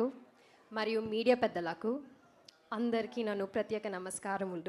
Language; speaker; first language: Telugu; non-native, learner; Malayalam